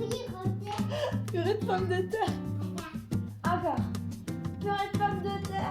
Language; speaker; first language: French; native; French